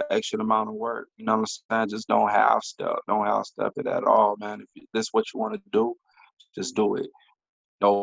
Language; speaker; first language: English; native; English